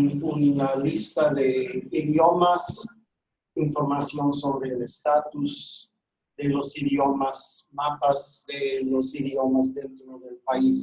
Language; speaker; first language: Spanish; non-native, fluent; English